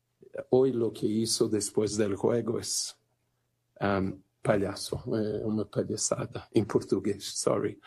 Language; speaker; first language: Spanish; non-native, fluent; Portuguese